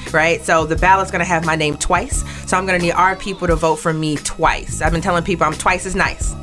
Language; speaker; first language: English; native; English